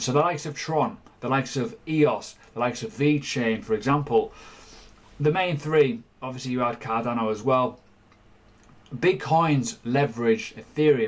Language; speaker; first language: English; native; English